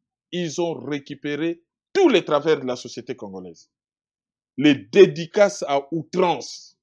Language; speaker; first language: French; non-native, local second language; Lingala